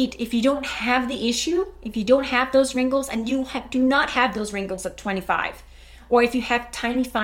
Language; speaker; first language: English; non-native, fluent; Danish